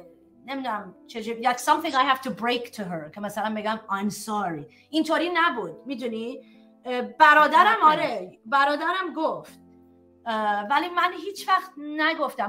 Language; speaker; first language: Persian; early bilingual, heritage; Persian